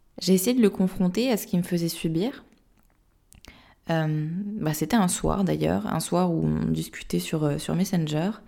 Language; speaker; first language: French; native; French